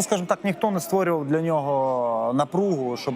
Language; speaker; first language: Ukrainian; native; Ukrainian